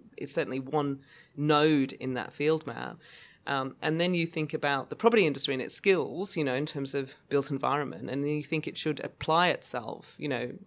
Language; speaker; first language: English; native; English